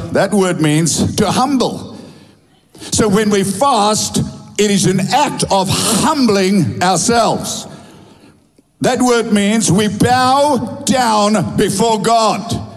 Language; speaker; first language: English; non-native, local second language; Afrikaans